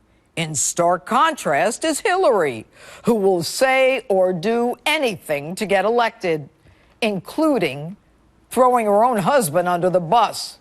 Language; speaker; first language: English; native; English